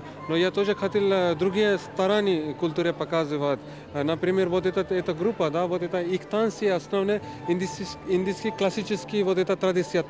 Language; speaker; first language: Russian; non-native, fluent; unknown